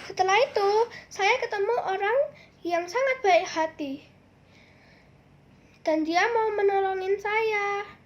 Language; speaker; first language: Indonesian; early bilingual, other home language; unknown